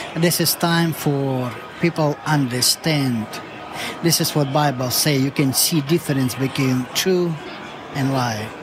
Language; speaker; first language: English; non-native, learner; Ukrainian